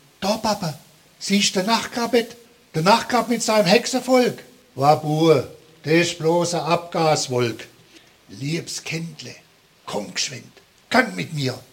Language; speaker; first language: German; native; German